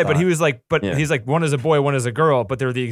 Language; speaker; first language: English; native; English